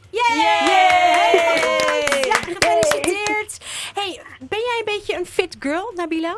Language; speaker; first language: Dutch; native; Dutch